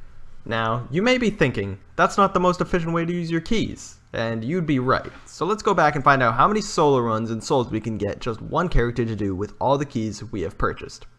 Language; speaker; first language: English; native; English